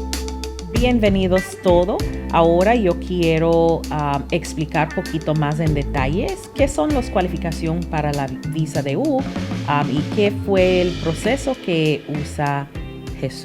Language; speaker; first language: Spanish; non-native, learner; English